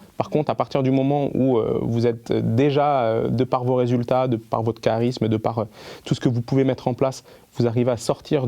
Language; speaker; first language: French; native; French